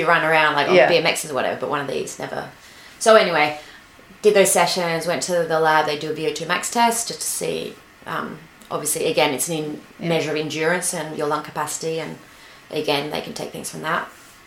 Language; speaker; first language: English; native; English